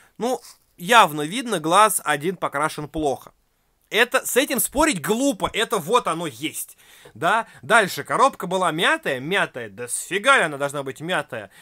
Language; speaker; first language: Russian; native; Russian